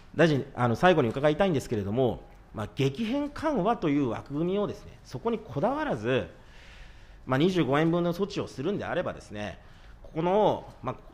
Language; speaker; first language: Japanese; native; Japanese